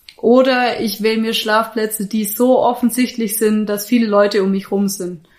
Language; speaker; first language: German; native; German